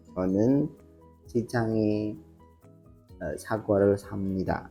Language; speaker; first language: Korean; non-native, learner; Indonesian